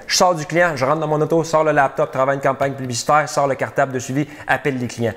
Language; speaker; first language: French; native; French